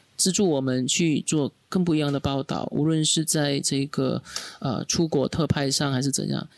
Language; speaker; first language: Chinese; native; Chinese